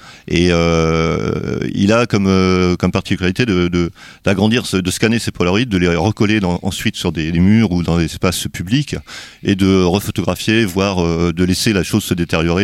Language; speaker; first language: French; native; French